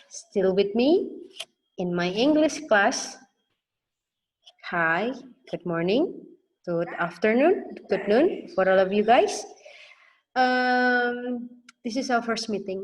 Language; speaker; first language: English; non-native, fluent; Indonesian